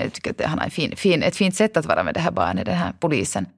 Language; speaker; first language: Swedish; native; Swedish